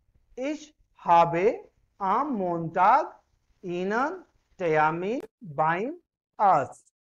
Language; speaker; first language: German; non-native, fluent; Hindi